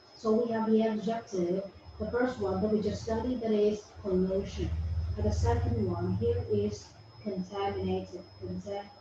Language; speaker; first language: English; non-native, fluent; Vietnamese